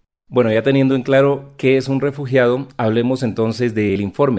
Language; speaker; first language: Spanish; native; Spanish